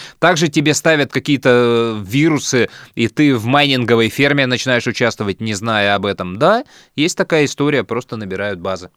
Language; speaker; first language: Russian; native; Russian